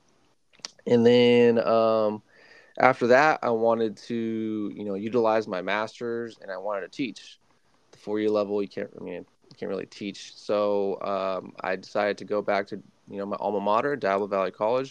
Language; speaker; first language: English; native; English